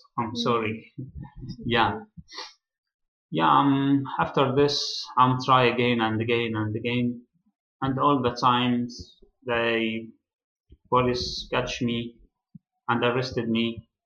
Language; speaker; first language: English; non-native, learner; Arabic